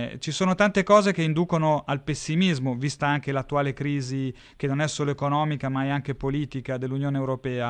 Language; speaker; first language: Italian; native; Italian